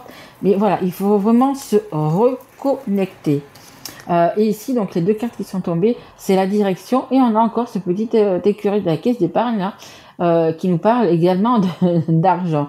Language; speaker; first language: French; native; French